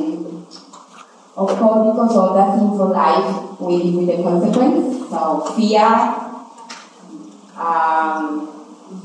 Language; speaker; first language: English; non-native, learner; Spanish